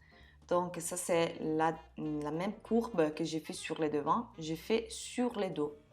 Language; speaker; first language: French; non-native, fluent; Italian